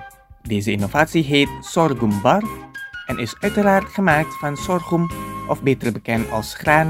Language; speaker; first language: Dutch; non-native, fluent; Indonesian